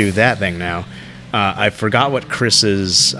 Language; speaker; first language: English; early bilingual, other home language; Vietnamese